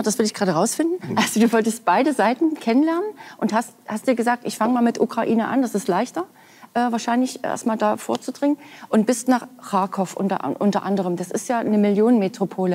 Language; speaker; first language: German; native; German